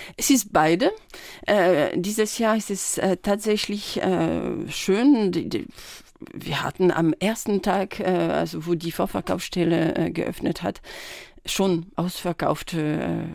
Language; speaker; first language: German; non-native, fluent; French